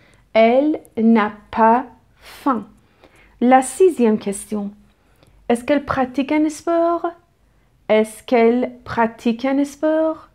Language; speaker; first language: French; non-native, fluent; Persian